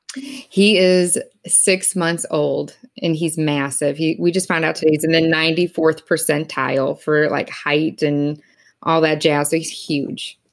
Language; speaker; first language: English; native; English